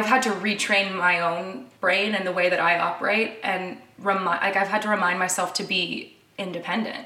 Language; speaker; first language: English; native; English